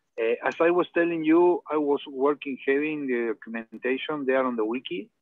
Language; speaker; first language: English; non-native, learner; Spanish